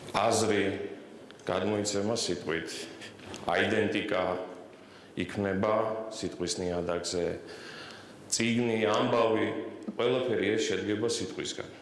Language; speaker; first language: Georgian; non-native, local second language; Russian